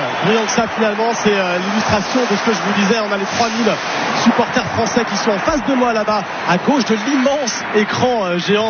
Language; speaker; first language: French; native; French